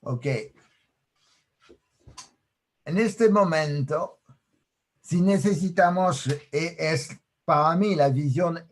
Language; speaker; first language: Spanish; non-native, fluent; French